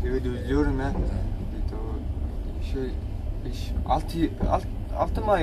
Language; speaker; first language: Turkish; non-native, learner; Mongolian